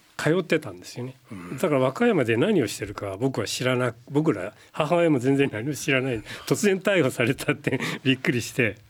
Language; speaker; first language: Japanese; native; Japanese